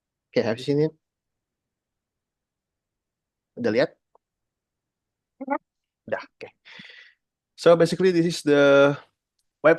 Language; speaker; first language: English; non-native, learner; Indonesian